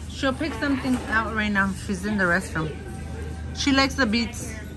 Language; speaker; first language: English; early bilingual, other home language; Spanish